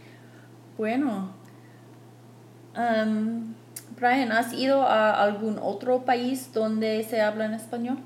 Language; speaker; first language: Spanish; non-native, fluent; English